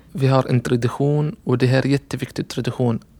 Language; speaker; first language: Swedish; non-native, learner; Arabic